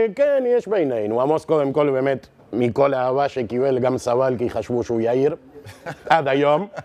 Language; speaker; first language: Hebrew; non-native, fluent; Spanish